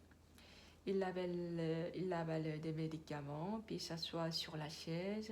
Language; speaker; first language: French; non-native, learner; Korean